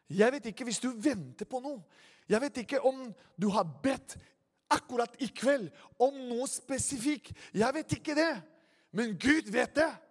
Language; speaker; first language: Norwegian; non-native, fluent; Spanish